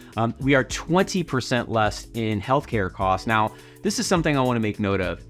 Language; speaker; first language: English; native; English